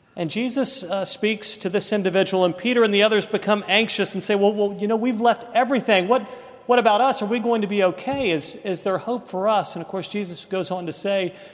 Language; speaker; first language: English; native; English